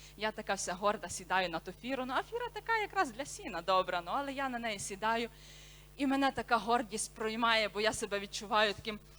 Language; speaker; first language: Ukrainian; native; Ukrainian